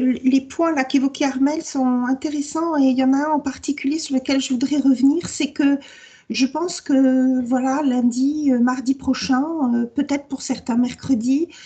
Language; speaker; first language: French; native; French